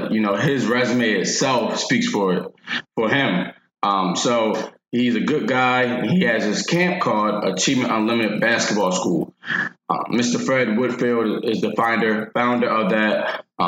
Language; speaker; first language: English; native; English